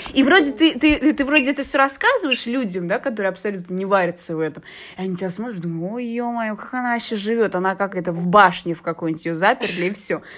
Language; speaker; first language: Russian; early bilingual, heritage; Russian